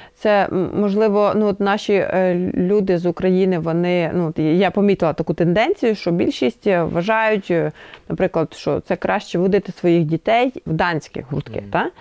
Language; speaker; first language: Ukrainian; native; Ukrainian